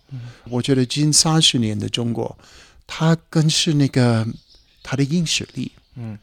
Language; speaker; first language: Chinese; non-native, fluent; English